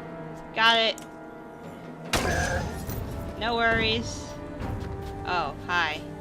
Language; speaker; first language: English; native; English